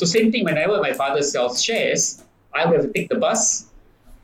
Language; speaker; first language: English; non-native, local second language; Tamil